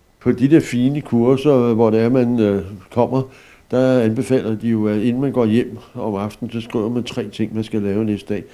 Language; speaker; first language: Danish; native; Danish